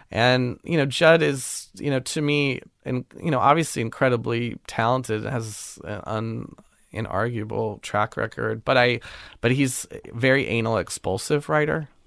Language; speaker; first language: English; native; English